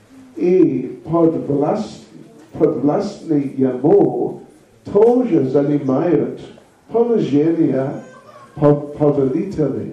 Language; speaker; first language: Russian; non-native, learner; English